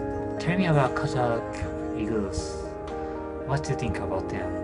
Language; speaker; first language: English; non-native, learner; Korean